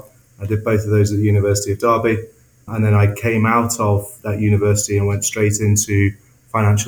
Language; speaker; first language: English; native; English